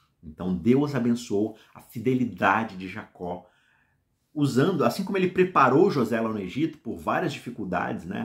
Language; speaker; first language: Portuguese; native; Portuguese